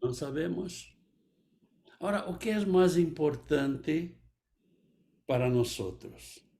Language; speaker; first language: Spanish; non-native, fluent; Portuguese